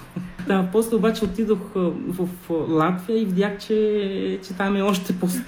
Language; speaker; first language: Bulgarian; non-native, fluent; Spanish